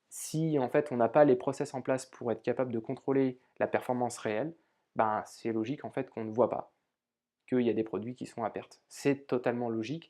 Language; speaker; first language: French; native; French